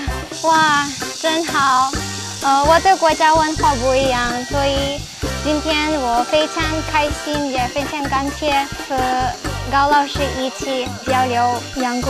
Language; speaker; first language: Chinese; non-native, learner; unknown